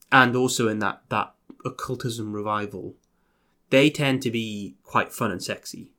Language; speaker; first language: English; native; English